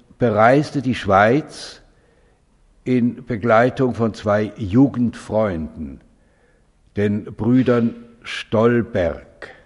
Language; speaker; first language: German; native; German